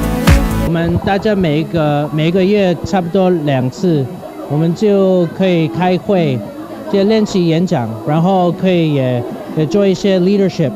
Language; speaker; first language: Chinese; non-native, fluent; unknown